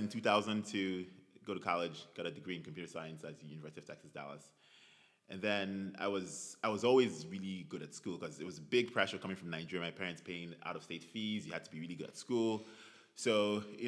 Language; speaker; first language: English; non-native, local second language; Igbo